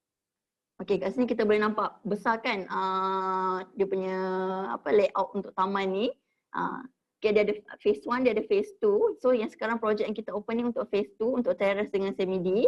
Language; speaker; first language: Malay; native; Malay